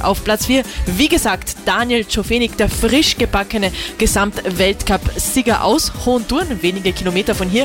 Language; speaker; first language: German; native; German